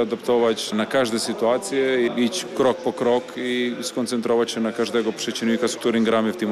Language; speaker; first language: Polish; non-native, fluent; Serbian